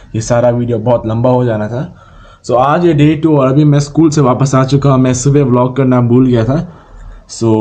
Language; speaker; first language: Hindi; non-native, local second language; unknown